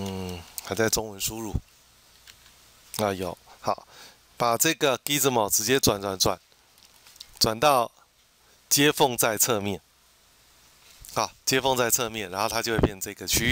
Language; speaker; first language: Chinese; native; Chinese